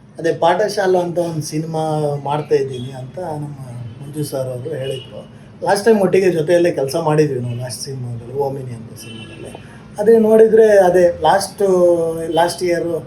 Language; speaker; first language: Kannada; native; Kannada